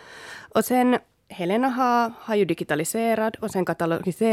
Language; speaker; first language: Swedish; non-native, local second language; Finnish